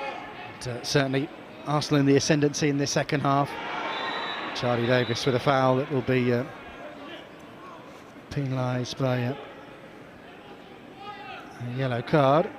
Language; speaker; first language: English; native; English